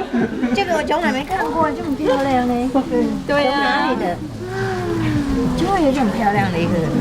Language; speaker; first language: Chinese; non-native, fluent; Vietnamese